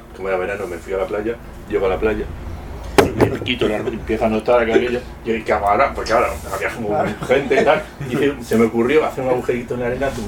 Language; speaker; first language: Spanish; native; Spanish